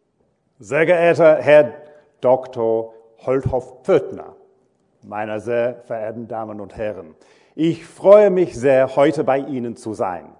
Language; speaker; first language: German; non-native, fluent; English